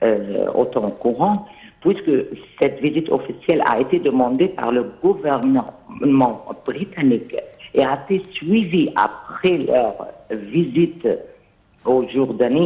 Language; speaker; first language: French; non-native, fluent; Arabic